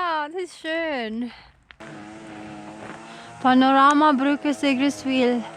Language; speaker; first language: German; non-native, learner; Filipino